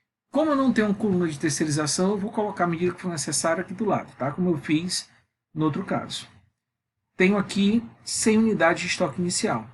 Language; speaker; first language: Portuguese; native; Portuguese